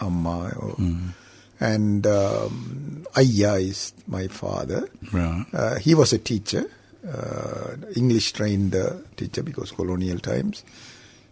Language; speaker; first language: English; non-native, local second language; Tamil